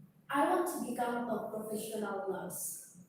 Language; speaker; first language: English; non-native, learner; Indonesian